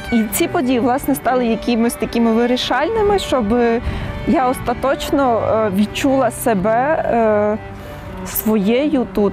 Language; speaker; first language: Ukrainian; non-native, fluent; Georgian